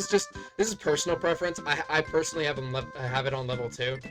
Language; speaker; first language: English; native; English